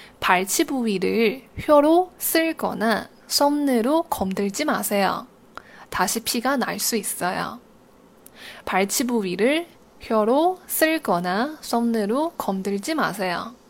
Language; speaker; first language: Korean; non-native, fluent; Chinese